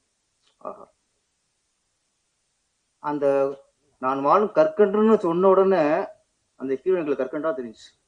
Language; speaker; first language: Tamil; native; Tamil